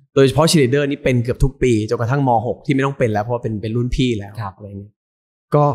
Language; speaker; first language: Thai; native; Thai